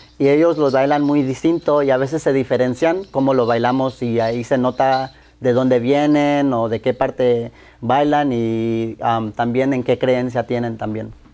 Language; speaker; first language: Spanish; early bilingual, heritage; Spanish